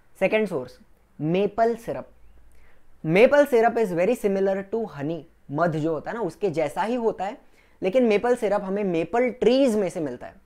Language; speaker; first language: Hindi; non-native, local second language; Gujarati